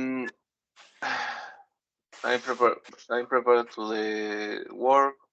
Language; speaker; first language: English; non-native, learner; Spanish